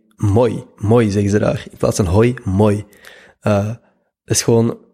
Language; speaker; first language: Dutch; native; Dutch